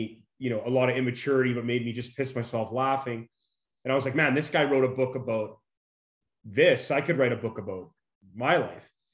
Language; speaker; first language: English; native; English